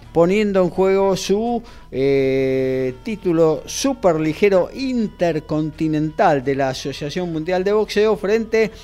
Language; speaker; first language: Spanish; native; Spanish